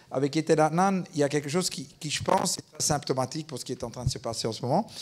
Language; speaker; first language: French; native; French